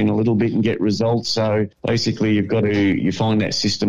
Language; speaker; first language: English; native; English